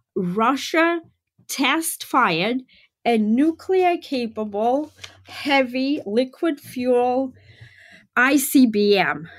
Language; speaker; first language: English; non-native, fluent; Russian